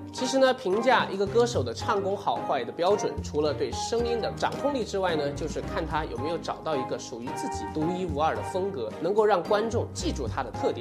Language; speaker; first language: Chinese; native; Chinese